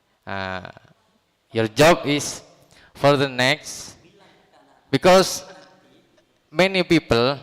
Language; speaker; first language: English; non-native, learner; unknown